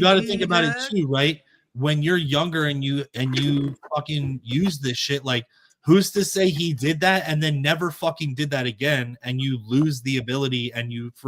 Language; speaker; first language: English; native; English